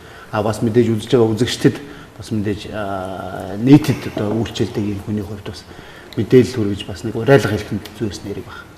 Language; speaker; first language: Mongolian; native; Mongolian